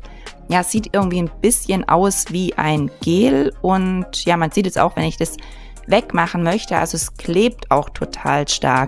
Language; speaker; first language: German; native; German